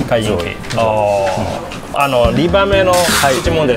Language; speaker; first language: Japanese; non-native, learner; Cantonese